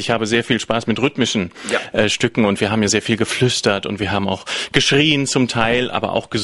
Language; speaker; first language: German; native; German